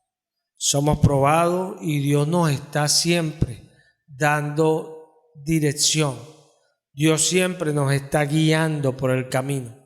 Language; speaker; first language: Spanish; native; Spanish